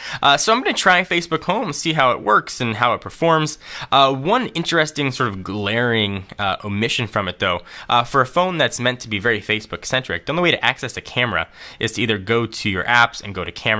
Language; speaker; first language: English; native; English